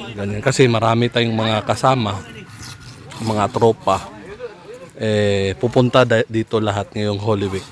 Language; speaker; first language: Filipino; non-native, local second language; Cebuano